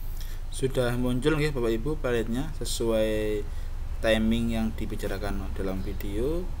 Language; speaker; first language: Indonesian; native; Indonesian